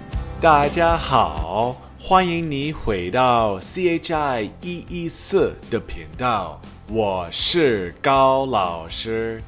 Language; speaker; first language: Chinese; non-native, fluent; English